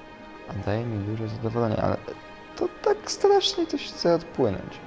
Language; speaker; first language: Polish; native; Polish